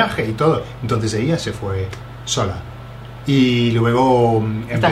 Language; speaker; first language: Spanish; non-native, fluent; English